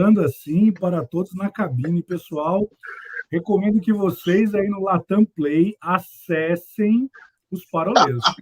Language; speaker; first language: Portuguese; native; Portuguese